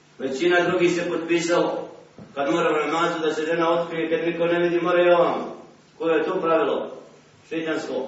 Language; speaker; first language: Bosnian; native; Bosnian